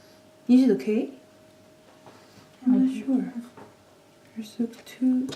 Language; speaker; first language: English; non-native, learner; Korean